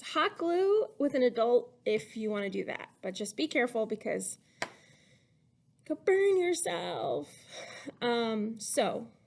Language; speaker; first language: English; native; English